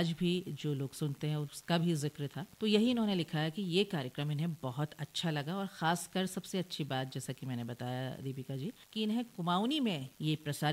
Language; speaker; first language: Hindi; native; Hindi